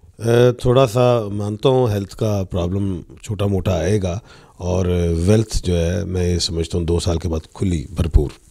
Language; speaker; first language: Urdu; non-native, local second language; Punjabi